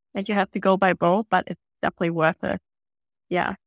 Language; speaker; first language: English; non-native, fluent; German